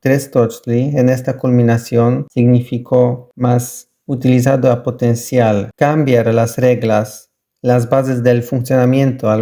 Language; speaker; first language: Spanish; non-native, learner; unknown